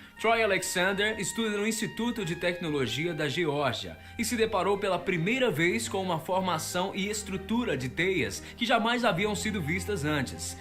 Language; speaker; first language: Portuguese; native; Portuguese